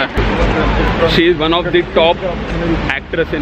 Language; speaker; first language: English; non-native, local second language; Tamil